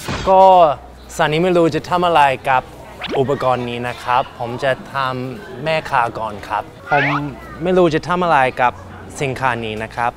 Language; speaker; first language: Thai; non-native, learner; English